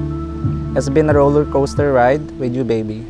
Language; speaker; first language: English; non-native, local second language; Filipino